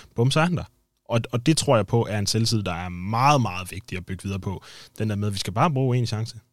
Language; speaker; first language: Danish; native; Danish